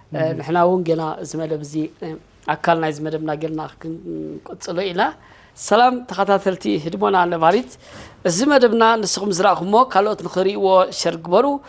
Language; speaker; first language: Tigrinya; native; Tigrinya